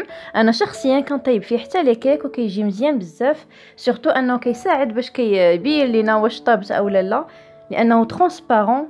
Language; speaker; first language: Arabic; native; Arabic